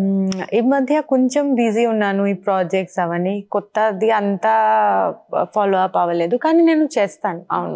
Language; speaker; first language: Telugu; non-native, learner; Bangla